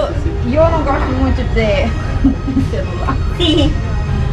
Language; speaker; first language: Spanish; non-native, learner; Portuguese